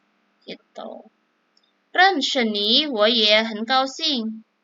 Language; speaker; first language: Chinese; non-native, fluent; Indonesian